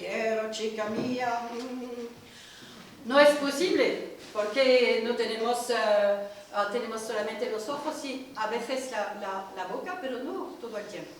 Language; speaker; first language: Spanish; non-native, learner; French